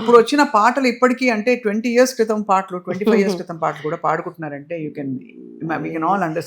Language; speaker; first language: Telugu; native; Telugu